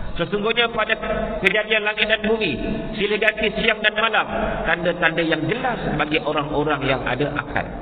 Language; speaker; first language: Malay; native; Malay